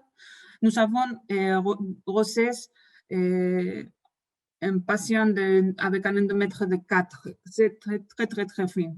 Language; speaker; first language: French; non-native, fluent; Spanish